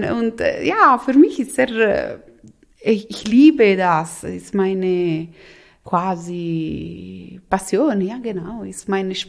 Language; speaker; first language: German; non-native, local second language; Italian